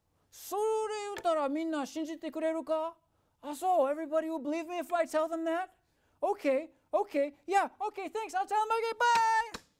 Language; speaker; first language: English; native; English